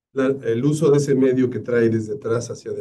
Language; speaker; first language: Spanish; native; Spanish